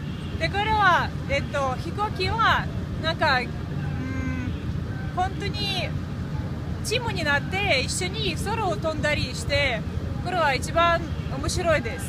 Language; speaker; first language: Japanese; non-native, fluent; Russian